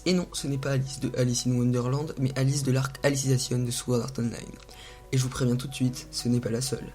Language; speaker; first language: French; native; French